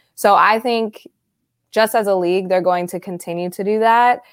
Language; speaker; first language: English; native; English